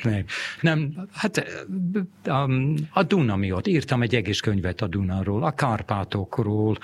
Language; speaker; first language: Hungarian; non-native, fluent; English